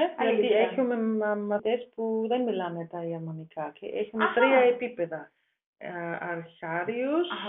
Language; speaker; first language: Greek; non-native, learner; German